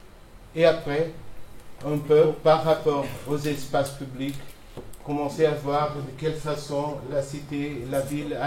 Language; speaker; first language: French; non-native, fluent; Portuguese